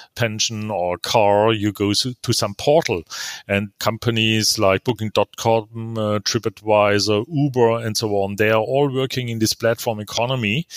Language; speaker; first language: English; non-native, fluent; German